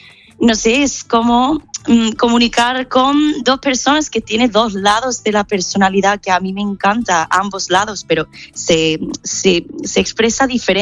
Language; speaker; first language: Spanish; non-native, fluent; English